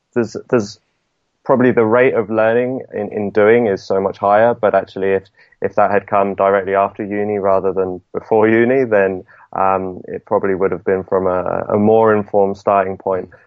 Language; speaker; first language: English; native; English